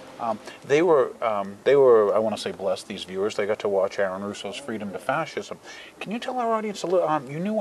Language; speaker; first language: English; native; English